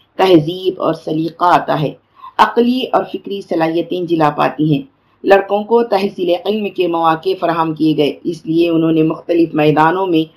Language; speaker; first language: Urdu; native; Urdu